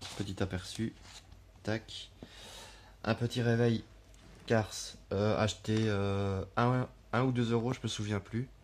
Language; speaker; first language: French; native; French